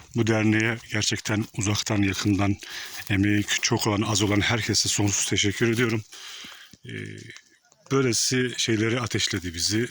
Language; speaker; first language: Turkish; native; Turkish